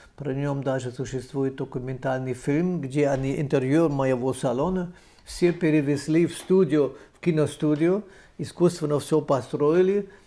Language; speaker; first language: Russian; non-native, fluent; German